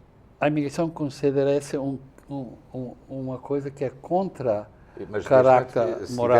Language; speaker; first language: Portuguese; non-native, fluent; English